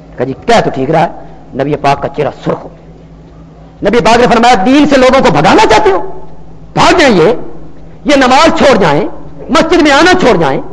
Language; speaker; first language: Urdu; non-native, local second language; Punjabi